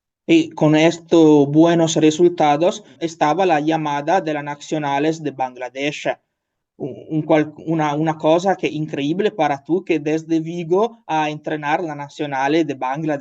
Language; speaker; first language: Spanish; non-native, learner; Italian